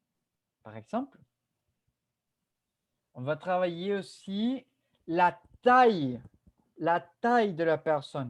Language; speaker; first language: French; non-native, fluent; Spanish